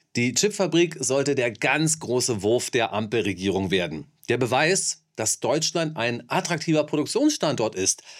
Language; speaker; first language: German; native; German